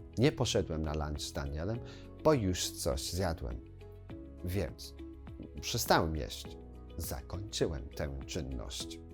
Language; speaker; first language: Polish; non-native, fluent; English